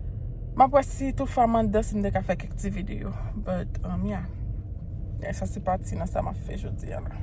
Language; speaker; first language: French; non-native, learner; Haitian Creole